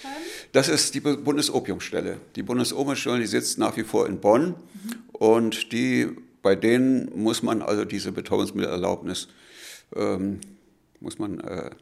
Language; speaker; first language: German; native; German